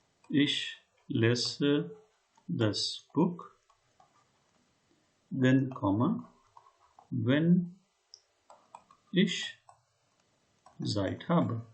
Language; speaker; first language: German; non-native, fluent; Hindi